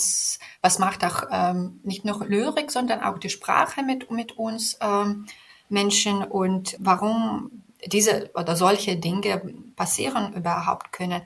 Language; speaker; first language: German; non-native, fluent; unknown